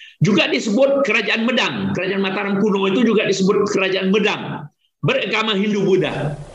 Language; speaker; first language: Malay; native; Malay